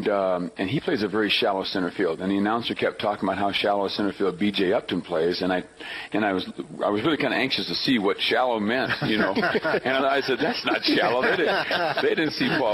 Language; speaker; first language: English; native; English